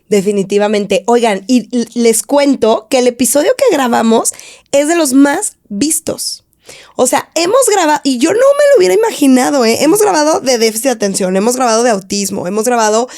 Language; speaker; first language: Spanish; native; Spanish